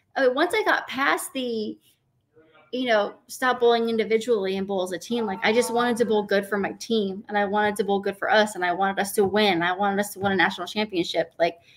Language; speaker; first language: English; native; English